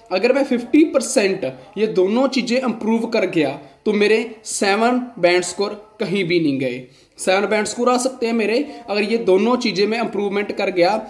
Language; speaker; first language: Hindi; non-native, local second language; Punjabi